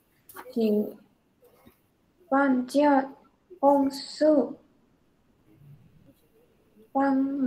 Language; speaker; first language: Chinese; non-native, learner; Indonesian